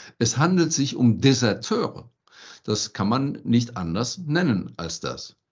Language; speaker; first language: German; native; German